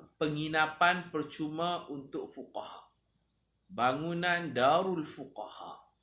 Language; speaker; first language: Malay; native; Malay